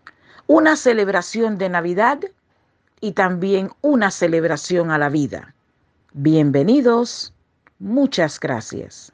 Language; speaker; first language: Spanish; non-native, fluent; English